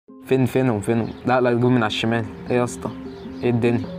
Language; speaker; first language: Arabic; native; Arabic